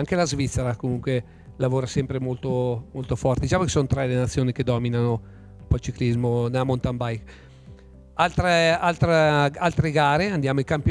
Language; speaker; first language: Italian; native; Italian